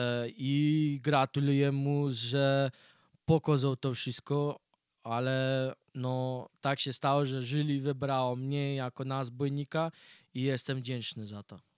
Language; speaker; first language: Polish; early bilingual, heritage; Polish